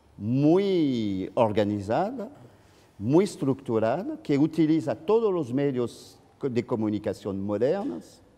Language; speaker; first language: Spanish; non-native, fluent; French